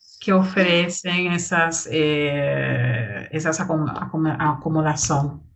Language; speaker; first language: Portuguese; non-native, learner; Spanish